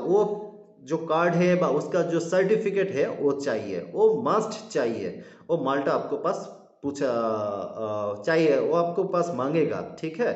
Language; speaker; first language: Hindi; non-native, learner; Bangla